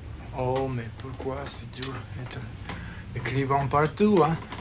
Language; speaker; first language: French; non-native, learner; Russian